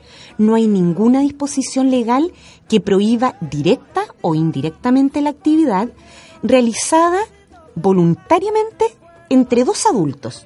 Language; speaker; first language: Spanish; native; Spanish